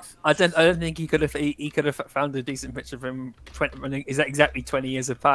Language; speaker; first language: English; native; English